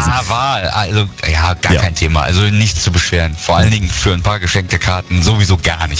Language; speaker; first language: German; native; German